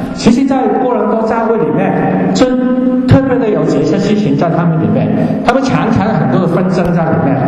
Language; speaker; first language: Chinese; non-native, local second language; Cantonese